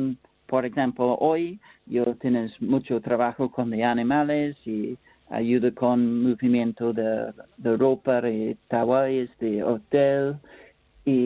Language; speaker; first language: Spanish; non-native, learner; English